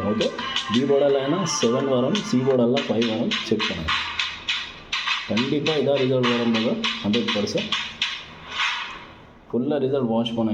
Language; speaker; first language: Tamil; non-native, learner; Kannada